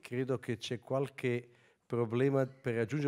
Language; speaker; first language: Italian; native; Italian